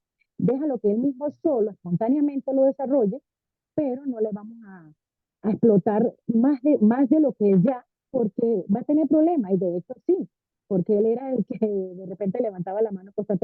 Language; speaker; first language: Spanish; native; Spanish